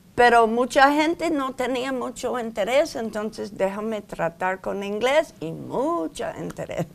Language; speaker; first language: Spanish; non-native, fluent; English